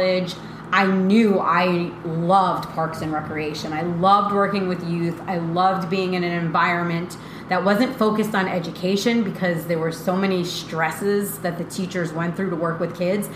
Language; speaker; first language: English; native; English